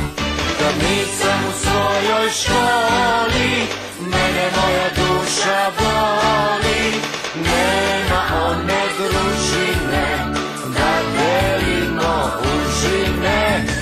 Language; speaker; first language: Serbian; early bilingual, heritage; Serbian